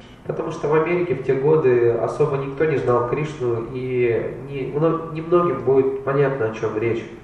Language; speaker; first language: Russian; native; Russian